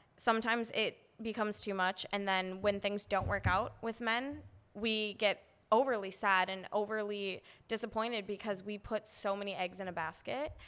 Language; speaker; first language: English; native; English